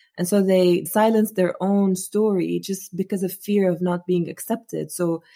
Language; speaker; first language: English; non-native, fluent; Arabic